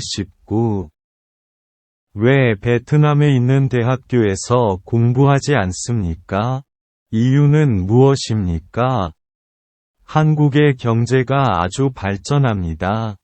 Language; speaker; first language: Korean; non-native, learner; Vietnamese